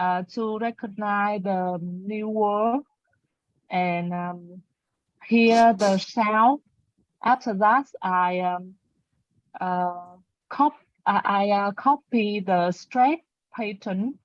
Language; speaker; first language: English; non-native, learner; Vietnamese